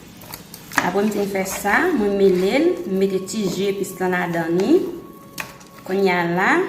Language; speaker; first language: French; non-native, learner; Haitian Creole